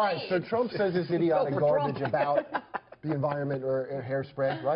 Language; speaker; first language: English; native; English